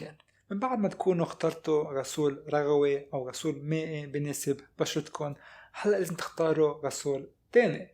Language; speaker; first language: Arabic; native; Arabic